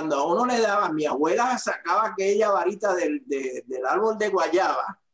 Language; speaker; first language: Spanish; native; Spanish